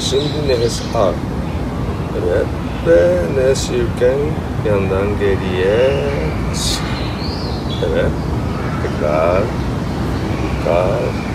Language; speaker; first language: Turkish; non-native, learner; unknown